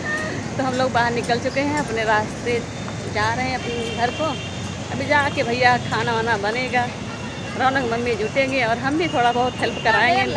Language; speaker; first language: Hindi; native; Hindi